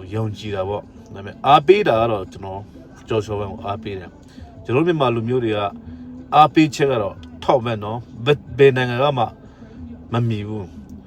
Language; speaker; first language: Burmese; non-native, local second language; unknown